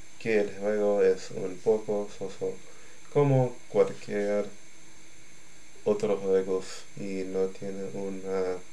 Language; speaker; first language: Spanish; non-native, learner; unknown